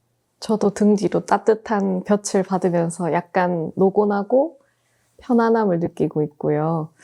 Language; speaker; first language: Korean; native; Korean